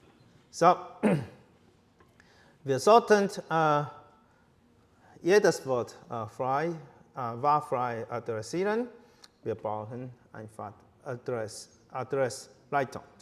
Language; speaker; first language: German; non-native, learner; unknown